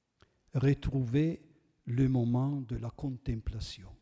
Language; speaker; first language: French; non-native, fluent; Italian